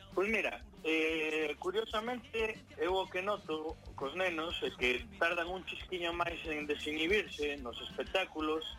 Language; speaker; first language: Galician; non-native, local second language; Spanish